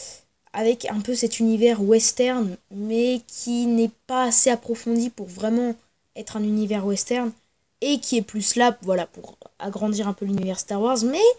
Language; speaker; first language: French; native; French